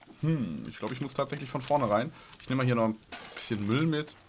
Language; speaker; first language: German; native; German